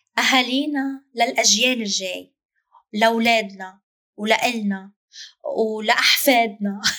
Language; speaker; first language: Arabic; native; Arabic